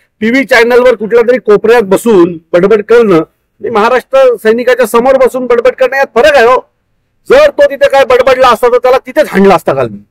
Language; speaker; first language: Marathi; native; Marathi